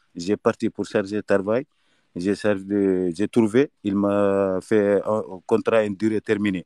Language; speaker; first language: French; non-native, learner; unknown